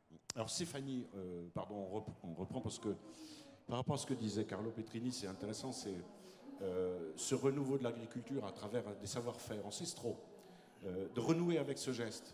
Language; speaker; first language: French; native; French